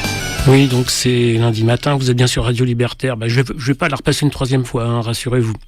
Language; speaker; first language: French; native; French